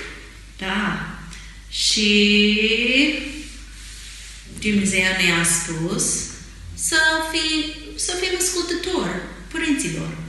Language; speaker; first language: Romanian; non-native, fluent; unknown